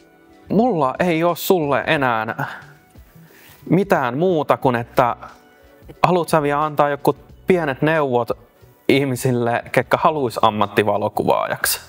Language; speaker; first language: Finnish; native; Finnish